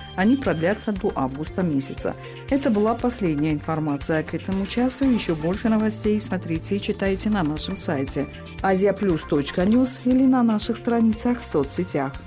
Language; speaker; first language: Russian; non-native, local second language; Tajik